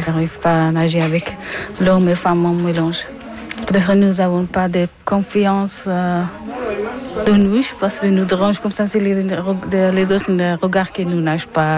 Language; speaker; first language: French; non-native, learner; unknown